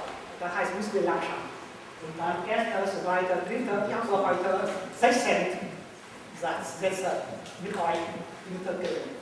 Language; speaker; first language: German; non-native, learner; Vietnamese